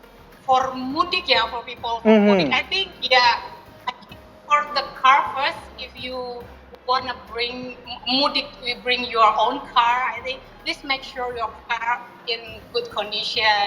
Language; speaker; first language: English; non-native, learner; Indonesian